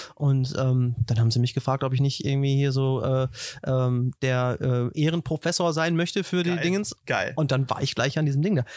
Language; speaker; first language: German; native; German